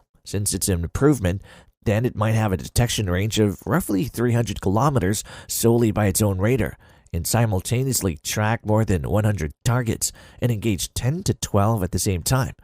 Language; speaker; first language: English; non-native, fluent; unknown